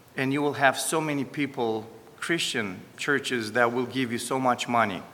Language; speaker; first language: English; non-native, fluent; Romanian